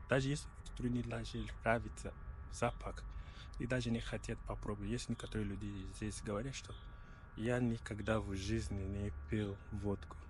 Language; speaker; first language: Russian; non-native, learner; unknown